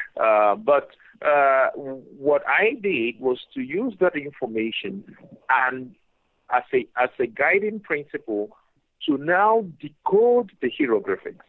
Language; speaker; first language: English; non-native, local second language; Igbo